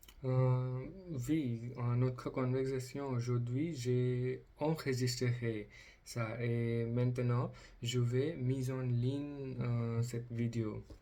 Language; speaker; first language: French; non-native, learner; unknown